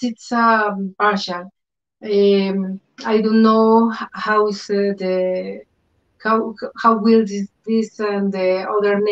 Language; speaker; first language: English; non-native, learner; Spanish